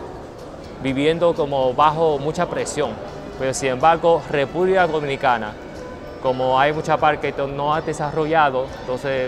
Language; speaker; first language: Spanish; non-native, fluent; Chinese